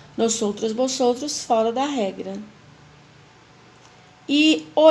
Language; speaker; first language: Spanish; non-native, fluent; Portuguese